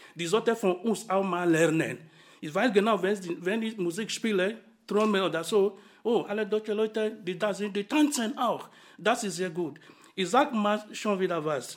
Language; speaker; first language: German; non-native, fluent; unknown